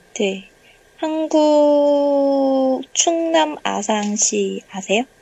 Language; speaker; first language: Korean; non-native, learner; Chinese